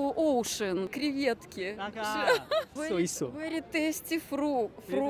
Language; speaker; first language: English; non-native, learner; Russian